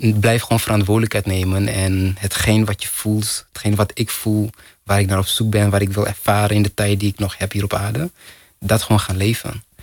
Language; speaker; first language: Dutch; non-native, fluent; Kinyarwanda